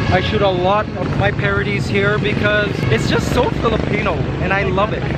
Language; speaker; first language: English; native; English